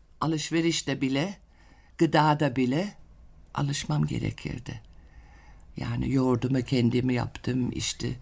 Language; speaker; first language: Turkish; non-native, fluent; German